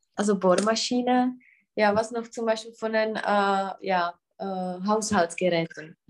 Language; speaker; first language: German; non-native, fluent; Czech